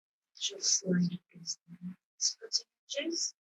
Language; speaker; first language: English; native; English